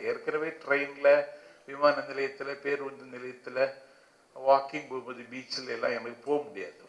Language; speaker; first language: Tamil; native; Tamil